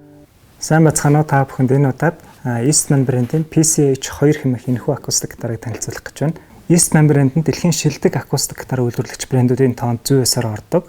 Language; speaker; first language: Mongolian; native; Mongolian